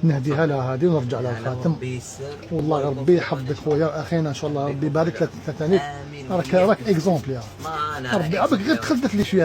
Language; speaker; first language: Arabic; native; Arabic